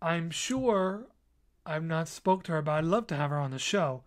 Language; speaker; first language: English; native; English